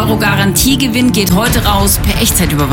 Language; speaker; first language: German; native; German